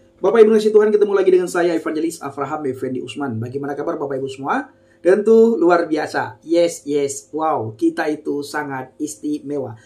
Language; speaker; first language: Indonesian; non-native, local second language; Achinese